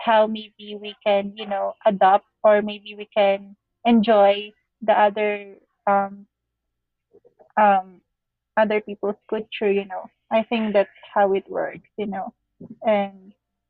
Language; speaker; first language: English; non-native, local second language; Filipino